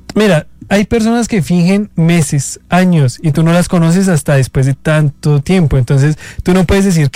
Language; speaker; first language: Spanish; native; Spanish